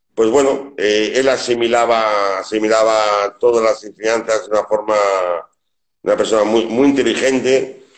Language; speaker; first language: Spanish; native; Spanish